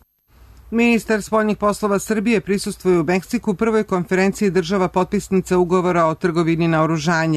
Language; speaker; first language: Serbian; native; Serbian